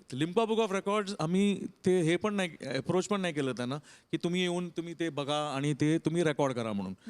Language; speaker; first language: Marathi; non-native, local second language; Tamil